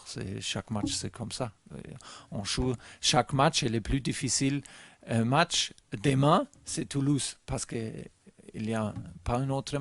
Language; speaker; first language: French; non-native, learner; German